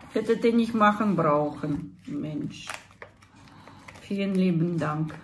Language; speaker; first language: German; non-native, fluent; Russian